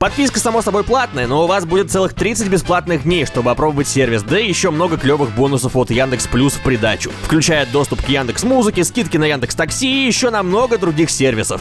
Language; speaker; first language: Russian; native; Russian